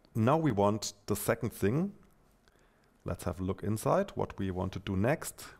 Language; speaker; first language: English; non-native, fluent; German